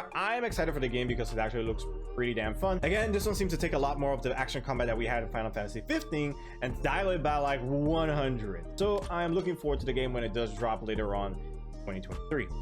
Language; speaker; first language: English; native; English